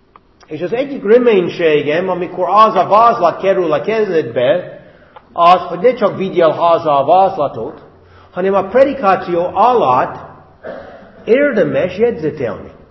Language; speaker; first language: Hungarian; non-native, fluent; English